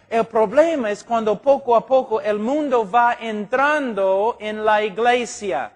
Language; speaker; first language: Spanish; non-native, fluent; English